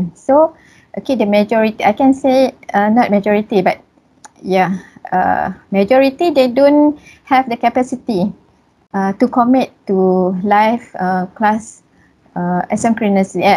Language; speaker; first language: English; non-native, local second language; Malay